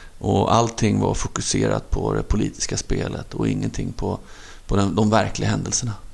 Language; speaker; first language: Swedish; native; Swedish